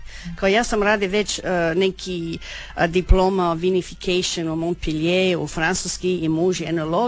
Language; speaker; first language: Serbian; early bilingual, heritage; Croatian